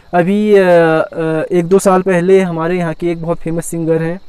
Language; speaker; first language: Hindi; native; Hindi